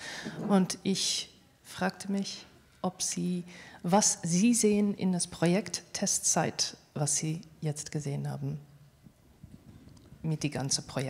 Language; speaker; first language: German; non-native, learner; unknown